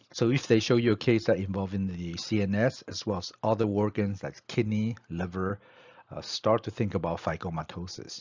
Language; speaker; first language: English; non-native, fluent; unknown